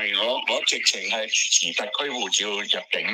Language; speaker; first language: Cantonese; native; Cantonese